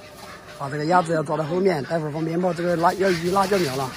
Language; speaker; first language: Chinese; native; Chinese